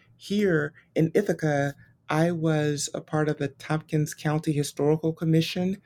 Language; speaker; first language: English; native; English